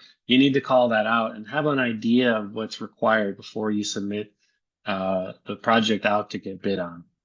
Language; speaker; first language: English; native; English